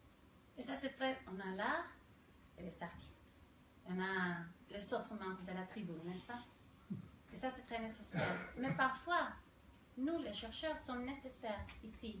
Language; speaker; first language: French; non-native, fluent; Spanish